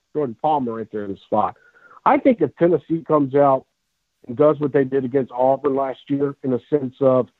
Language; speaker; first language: English; native; English